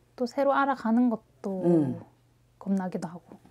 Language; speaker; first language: Korean; native; Korean